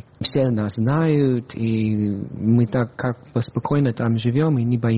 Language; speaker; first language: Russian; non-native, fluent; English